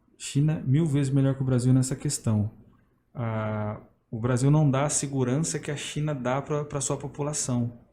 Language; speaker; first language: Portuguese; native; Portuguese